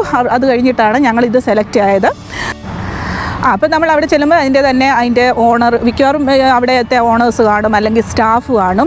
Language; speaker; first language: Malayalam; native; Malayalam